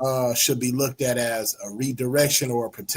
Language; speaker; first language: English; native; English